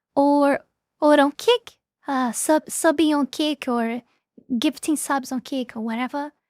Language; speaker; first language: English; non-native, fluent; Portuguese